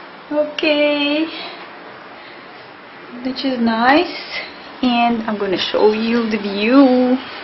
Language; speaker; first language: English; non-native, fluent; Russian